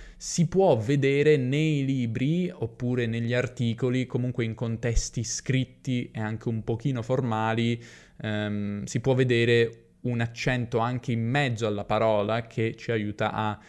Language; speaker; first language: Italian; native; Italian